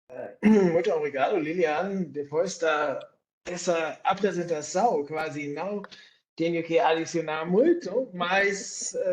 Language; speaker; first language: Portuguese; non-native, fluent; German